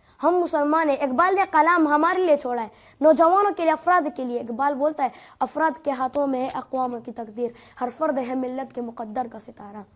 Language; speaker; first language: Urdu; non-native, local second language; Pashto